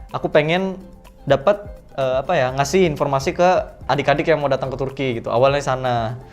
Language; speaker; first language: Indonesian; native; Indonesian